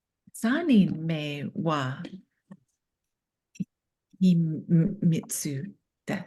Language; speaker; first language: Japanese; non-native, learner; English